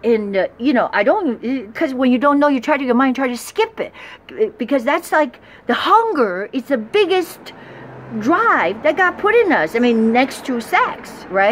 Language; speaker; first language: English; non-native, fluent; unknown